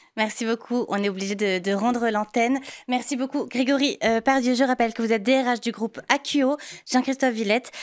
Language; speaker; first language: French; native; French